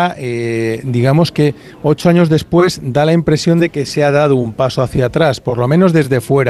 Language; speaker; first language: Spanish; native; Spanish